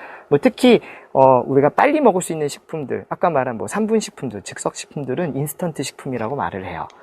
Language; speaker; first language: Korean; native; Korean